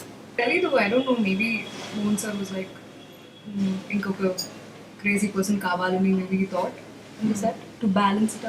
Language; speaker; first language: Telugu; non-native, learner; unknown